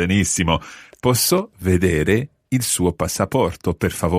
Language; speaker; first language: Italian; non-native, fluent; English